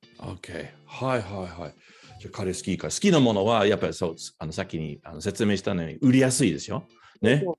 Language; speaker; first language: Japanese; non-native, fluent; English